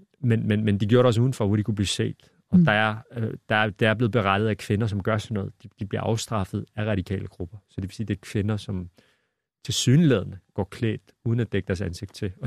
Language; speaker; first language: Danish; native; Danish